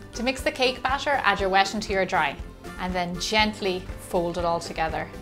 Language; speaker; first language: English; native; English